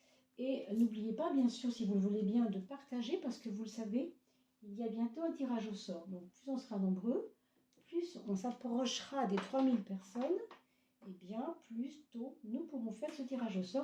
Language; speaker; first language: French; native; French